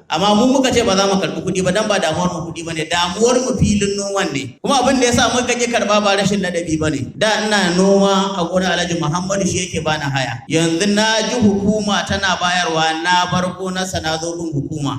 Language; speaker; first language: Hausa; native; Hausa